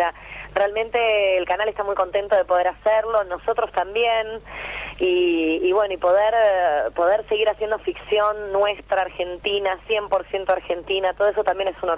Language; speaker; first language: Spanish; native; Spanish